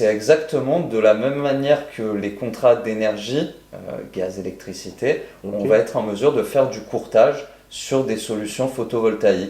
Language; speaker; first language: French; native; French